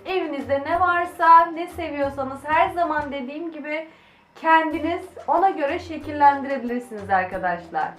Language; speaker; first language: Turkish; native; Turkish